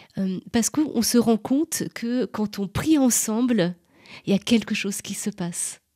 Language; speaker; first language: French; native; French